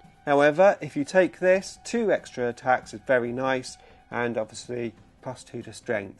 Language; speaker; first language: English; native; English